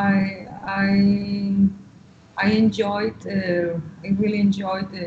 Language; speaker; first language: English; non-native, learner; Spanish